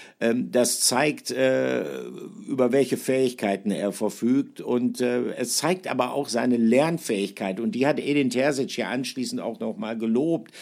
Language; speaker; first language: German; native; German